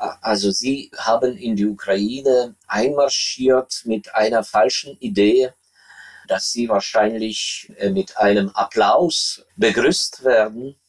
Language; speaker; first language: German; non-native, fluent; Ukrainian